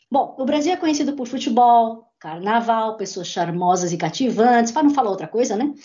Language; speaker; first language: Portuguese; native; Portuguese